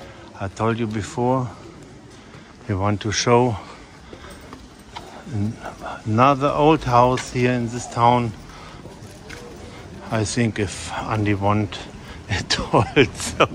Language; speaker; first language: English; non-native, learner; German